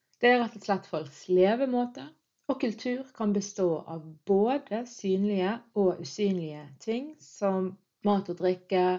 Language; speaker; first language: Norwegian; early bilingual, other home language; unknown